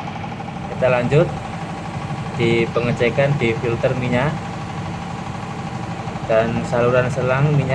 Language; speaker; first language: Indonesian; non-native, local second language; Javanese